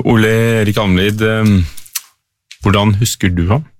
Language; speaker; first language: Norwegian; native; Norwegian